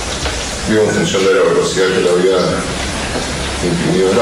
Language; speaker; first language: Spanish; native; Spanish